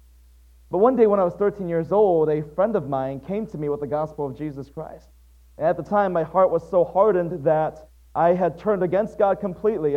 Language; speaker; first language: English; native; English